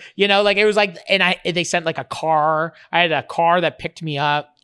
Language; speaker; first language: English; native; English